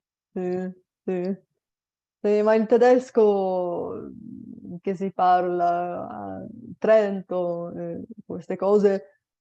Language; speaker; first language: Italian; non-native, fluent; Bulgarian